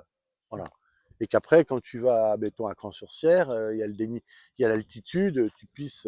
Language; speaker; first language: French; native; French